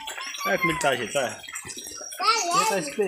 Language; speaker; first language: Portuguese; native; Portuguese